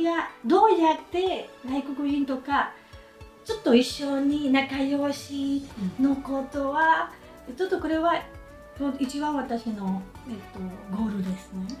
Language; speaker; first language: Japanese; non-native, learner; Spanish